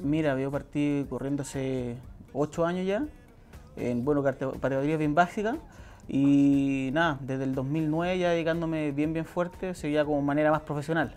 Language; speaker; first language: Spanish; native; Spanish